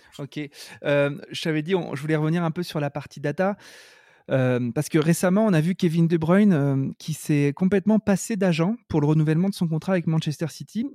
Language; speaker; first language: French; native; French